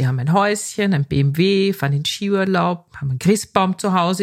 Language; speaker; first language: German; native; German